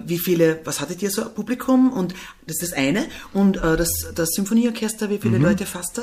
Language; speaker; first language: German; native; German